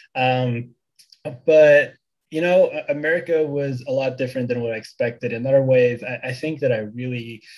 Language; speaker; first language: English; early bilingual, other home language; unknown